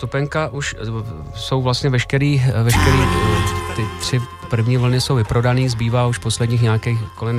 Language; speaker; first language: Czech; native; Czech